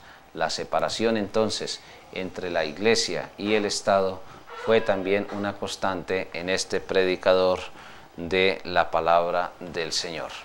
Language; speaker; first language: Spanish; native; Spanish